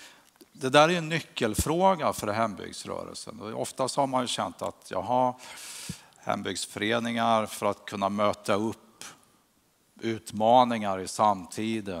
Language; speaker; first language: Swedish; native; Swedish